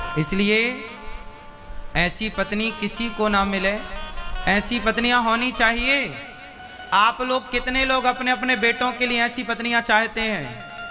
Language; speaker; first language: Hindi; native; Hindi